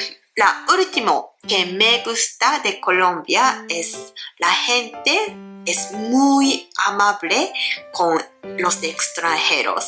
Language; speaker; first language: Spanish; non-native, learner; Japanese